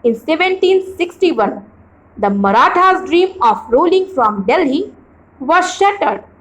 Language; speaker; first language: English; non-native, local second language; Hindi